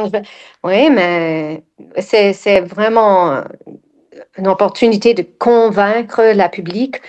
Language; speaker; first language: French; non-native, fluent; English